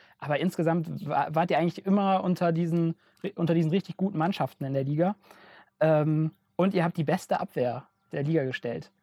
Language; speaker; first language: German; native; German